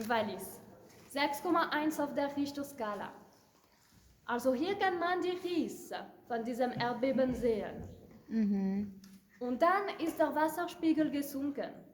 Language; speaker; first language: German; non-native, local second language; French